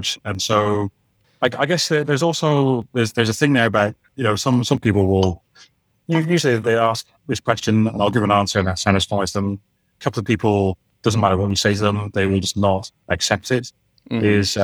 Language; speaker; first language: English; native; English